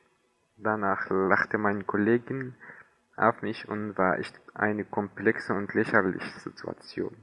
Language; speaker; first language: German; non-native, learner; Arabic